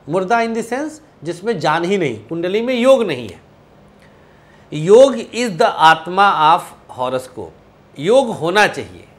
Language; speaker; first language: Hindi; non-native, local second language; Awadhi